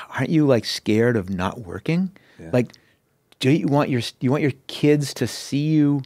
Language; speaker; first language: English; native; English